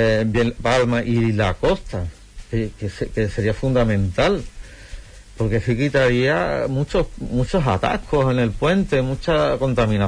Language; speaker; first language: Spanish; native; Spanish